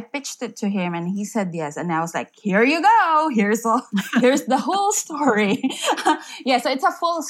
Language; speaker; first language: English; non-native, local second language; Filipino